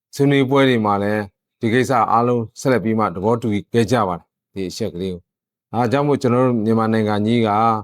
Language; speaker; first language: Burmese; non-native, local second language; Shan